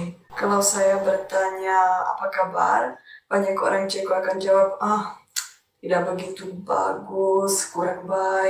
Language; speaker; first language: Indonesian; non-native, fluent; Czech